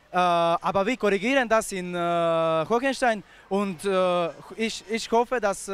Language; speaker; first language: German; non-native, fluent; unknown